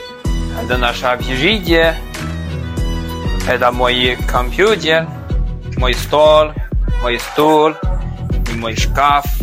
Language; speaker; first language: Russian; non-native, learner; Chinese